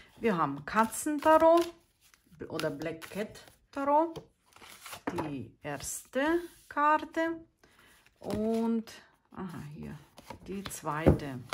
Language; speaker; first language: German; non-native, fluent; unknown